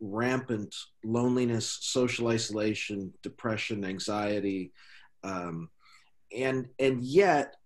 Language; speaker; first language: English; native; English